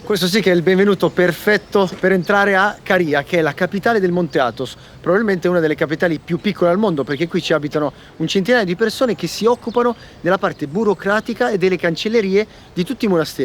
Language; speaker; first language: Italian; native; Italian